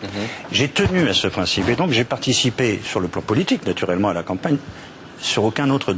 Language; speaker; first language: French; native; French